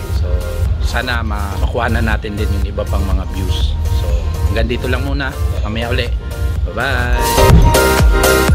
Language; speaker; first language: Filipino; native; Filipino